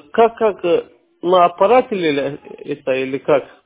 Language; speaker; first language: Russian; non-native, learner; Azerbaijani